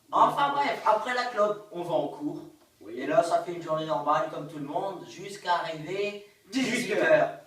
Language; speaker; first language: French; native; French